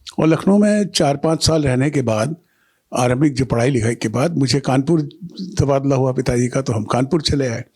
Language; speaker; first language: Hindi; non-native, local second language; Bangla